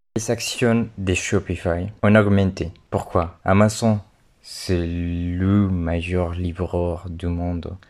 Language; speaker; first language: French; non-native, fluent; Spanish